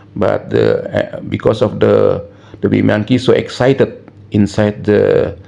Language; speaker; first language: English; non-native, learner; Indonesian